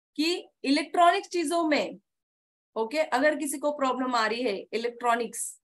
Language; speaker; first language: Hindi; non-native, local second language; Marathi